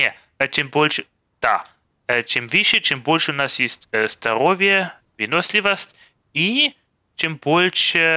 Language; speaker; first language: Russian; non-native, fluent; German